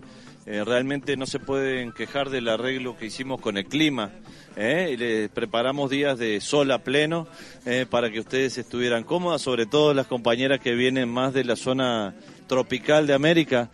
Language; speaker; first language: Spanish; native; Spanish